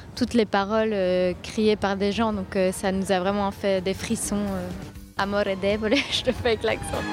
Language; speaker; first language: French; native; French